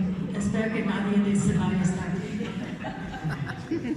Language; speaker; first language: Spanish; non-native, learner; English